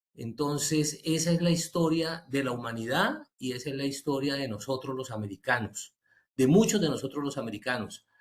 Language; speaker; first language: Spanish; native; Spanish